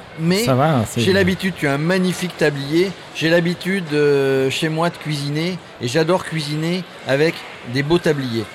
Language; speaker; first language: French; native; French